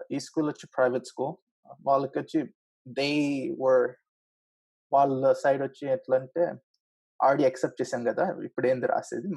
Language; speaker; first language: Telugu; early bilingual, heritage; Telugu